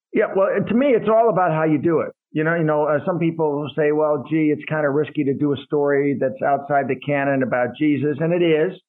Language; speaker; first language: English; native; English